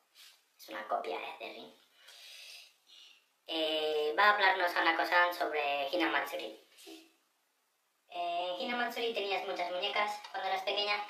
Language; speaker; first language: Spanish; native; Spanish